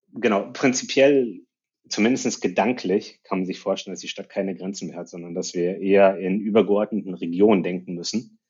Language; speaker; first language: German; native; German